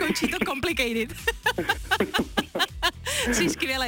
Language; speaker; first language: Czech; native; Czech